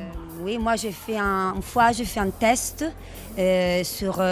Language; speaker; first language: French; non-native, fluent; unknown